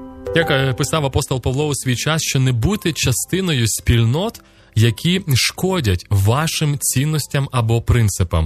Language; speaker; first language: Ukrainian; native; Ukrainian